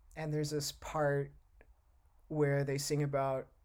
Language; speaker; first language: English; native; English